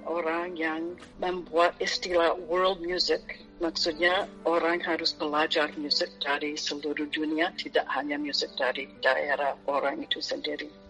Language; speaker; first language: Indonesian; non-native, fluent; English